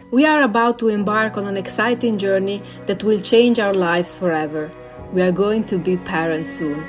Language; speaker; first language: English; non-native, fluent; Italian